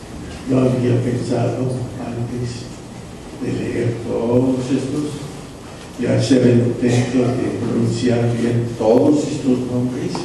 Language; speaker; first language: Spanish; non-native, fluent; English